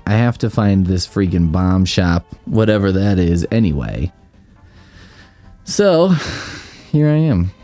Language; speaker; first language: English; native; English